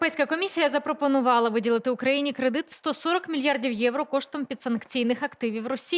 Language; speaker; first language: Ukrainian; native; Ukrainian